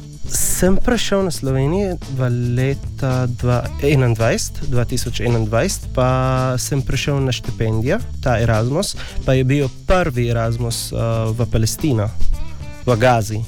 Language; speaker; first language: Slovenian; non-native, learner; English